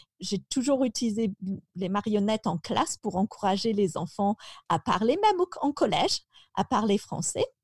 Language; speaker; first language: French; native; French